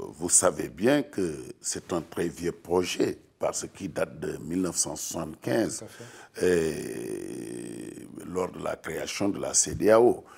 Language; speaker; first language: French; non-native, local second language; Wolof